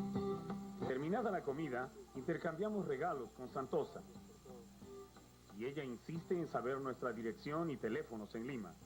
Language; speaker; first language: Spanish; native; Spanish